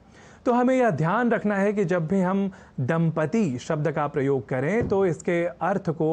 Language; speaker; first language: Hindi; native; Hindi